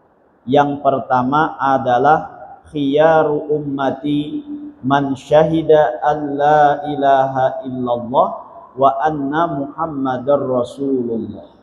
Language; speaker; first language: Indonesian; non-native, local second language; Banjar